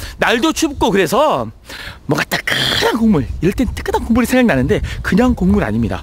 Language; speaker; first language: Korean; native; Korean